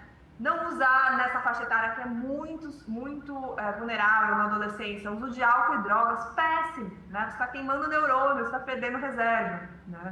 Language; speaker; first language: Portuguese; native; Portuguese